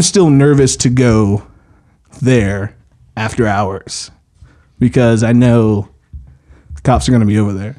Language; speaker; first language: English; native; English